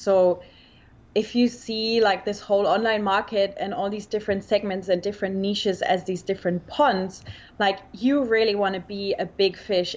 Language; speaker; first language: English; native; English